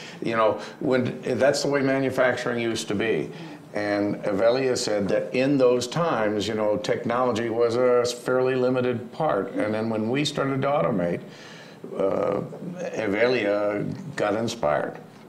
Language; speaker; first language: English; native; English